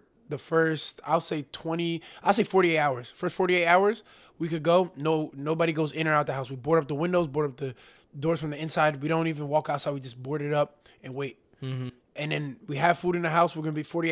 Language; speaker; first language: English; native; English